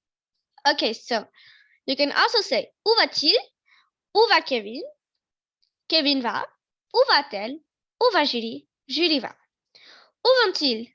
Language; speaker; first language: French; non-native, fluent; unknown